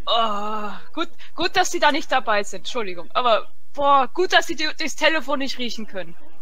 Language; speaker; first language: German; native; German